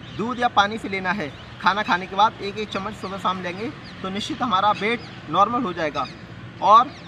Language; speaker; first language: Hindi; native; Hindi